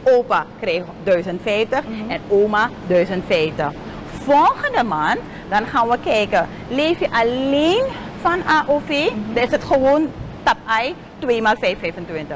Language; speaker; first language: Dutch; native; Dutch